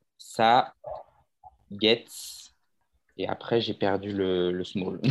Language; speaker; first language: French; native; French